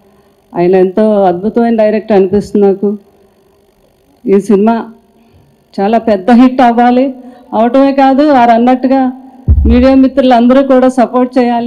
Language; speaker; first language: Telugu; native; Telugu